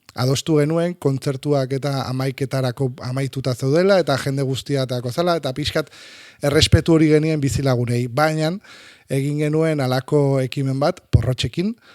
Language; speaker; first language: Basque; native; Basque